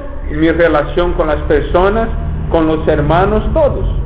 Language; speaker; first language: Spanish; non-native, fluent; Portuguese